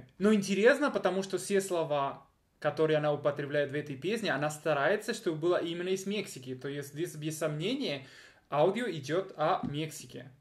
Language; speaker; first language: Russian; non-native, fluent; Spanish